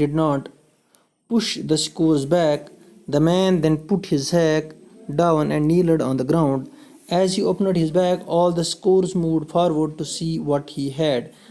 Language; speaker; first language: English; non-native, local second language; Kashmiri